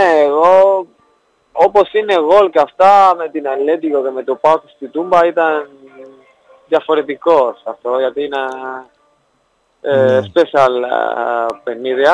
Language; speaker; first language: Greek; non-native, learner; Spanish